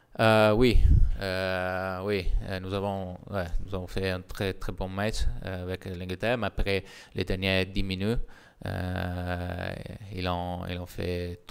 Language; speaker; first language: French; non-native, learner; Italian